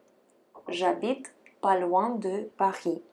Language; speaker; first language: French; non-native, fluent; Russian